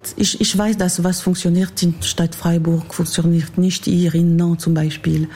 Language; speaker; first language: German; non-native, learner; French